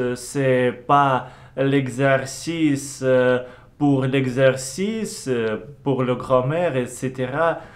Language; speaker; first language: French; non-native, learner; Russian